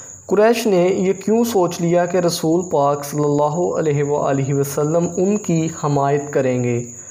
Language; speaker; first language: English; non-native, local second language; Urdu